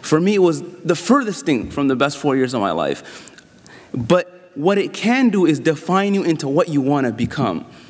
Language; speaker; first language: English; native; English